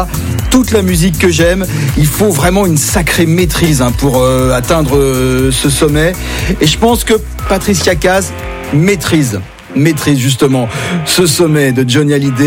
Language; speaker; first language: French; native; French